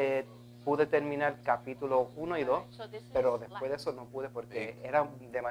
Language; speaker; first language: Spanish; early bilingual, heritage; Spanish